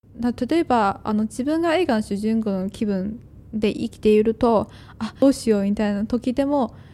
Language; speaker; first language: Japanese; non-native, fluent; Chinese